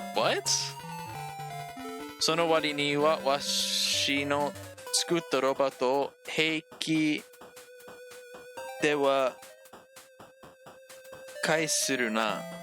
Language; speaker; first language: Japanese; non-native, learner; English